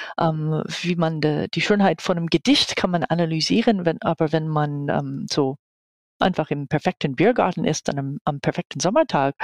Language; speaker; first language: German; non-native, fluent; English